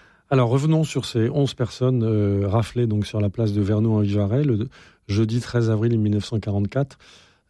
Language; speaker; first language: French; native; French